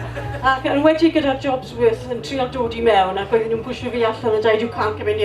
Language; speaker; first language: Welsh; non-native, local second language; English